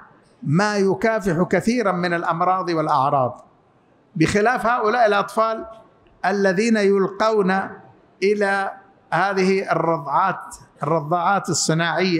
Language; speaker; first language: Arabic; native; Arabic